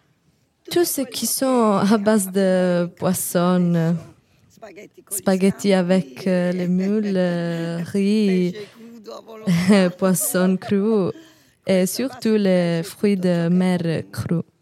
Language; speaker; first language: French; non-native, learner; Italian